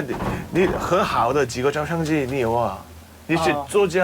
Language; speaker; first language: Chinese; non-native, learner; Korean